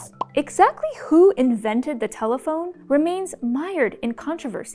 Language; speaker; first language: English; native; English